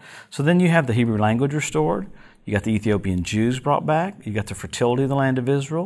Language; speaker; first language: English; native; English